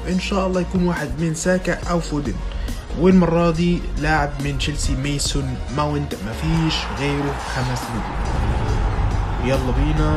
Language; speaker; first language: Arabic; native; Arabic